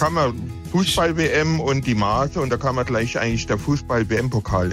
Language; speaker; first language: German; native; German